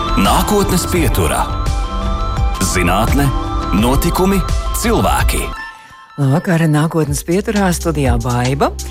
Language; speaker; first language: Latvian; native; Latvian